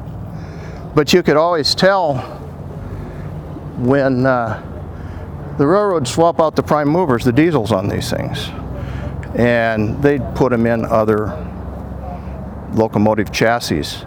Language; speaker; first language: English; native; English